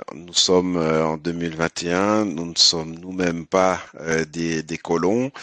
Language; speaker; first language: French; early bilingual, other home language; Haitian Creole